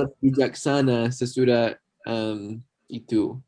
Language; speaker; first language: Indonesian; non-native, fluent; English